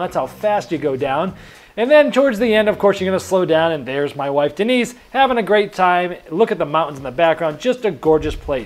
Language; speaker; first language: English; native; English